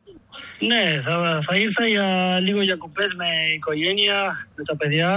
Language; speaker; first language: Greek; non-native, learner; Spanish